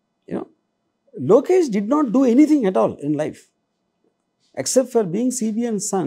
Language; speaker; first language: English; non-native, local second language; Telugu